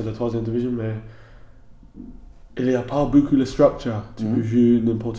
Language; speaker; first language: French; non-native, learner; English